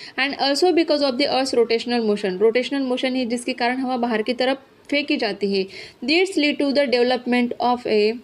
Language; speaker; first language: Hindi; non-native, local second language; Marathi